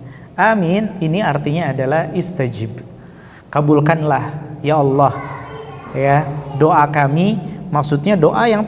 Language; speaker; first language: Indonesian; native; Indonesian